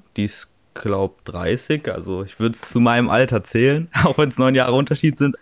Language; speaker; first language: German; native; German